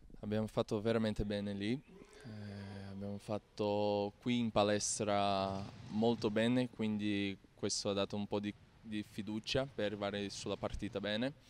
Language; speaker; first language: Italian; non-native, fluent; Portuguese